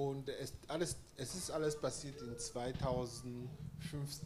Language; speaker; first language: German; non-native, fluent; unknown